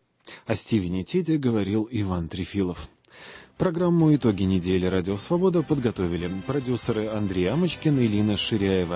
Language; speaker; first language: Russian; native; Russian